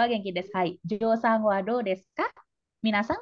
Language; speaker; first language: Indonesian; native; Indonesian